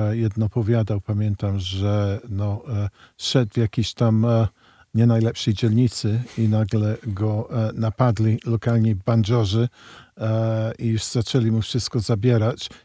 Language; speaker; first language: Polish; early bilingual, heritage; Polish